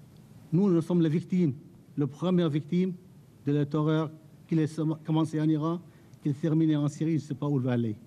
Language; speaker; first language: French; non-native, fluent; Arabic